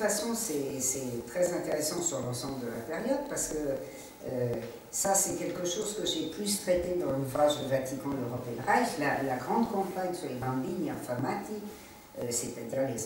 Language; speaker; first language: French; native; French